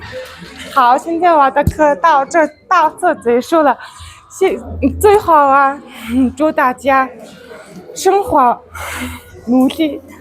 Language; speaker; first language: Chinese; non-native, learner; Mongolian